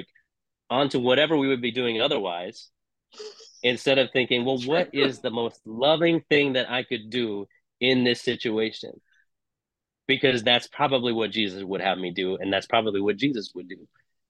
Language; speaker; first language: English; non-native, local second language; Cantonese